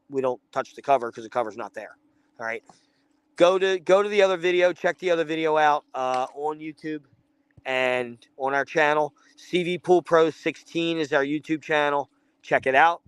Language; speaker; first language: English; native; English